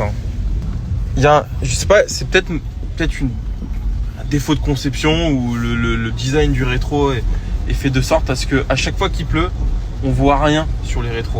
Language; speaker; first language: French; native; French